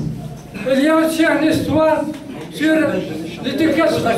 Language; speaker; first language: French; non-native, local second language; Kabyle